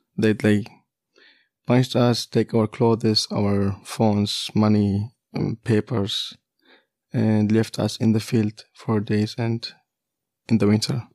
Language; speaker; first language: English; non-native, fluent; Kurdish